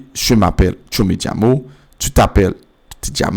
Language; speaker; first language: Spanish; non-native, fluent; French